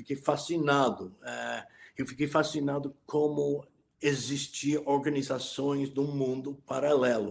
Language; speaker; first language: Portuguese; non-native, fluent; English